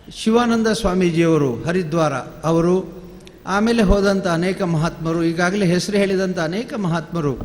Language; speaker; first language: Kannada; non-native, local second language; Tulu